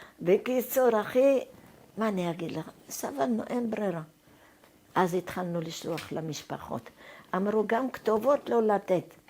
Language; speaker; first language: Hebrew; non-native, fluent; Arabic